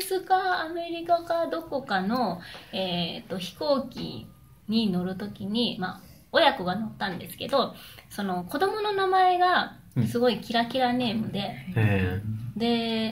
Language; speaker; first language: Japanese; native; Japanese